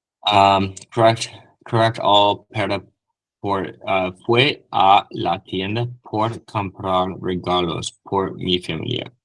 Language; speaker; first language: Spanish; non-native, learner; English